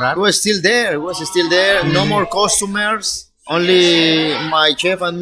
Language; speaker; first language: English; non-native, fluent; Spanish